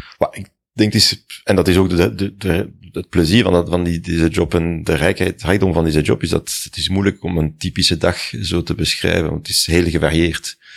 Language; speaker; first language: Dutch; non-native, local second language; French